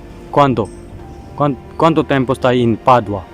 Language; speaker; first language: Italian; non-native, learner; Urdu